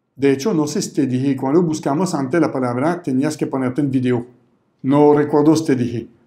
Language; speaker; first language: Spanish; non-native, fluent; French